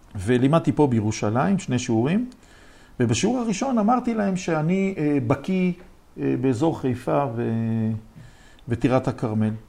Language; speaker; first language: Hebrew; native; Hebrew